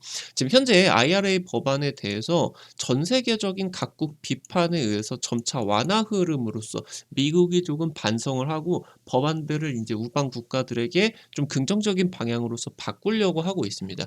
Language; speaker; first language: Korean; native; Korean